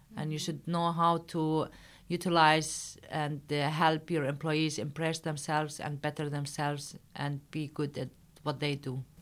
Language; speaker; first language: English; non-native, fluent; Arabic